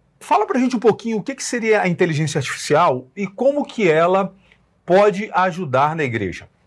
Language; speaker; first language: Portuguese; native; Portuguese